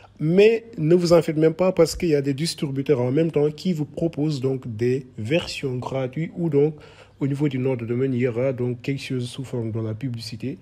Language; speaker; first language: French; non-native, local second language; Wolof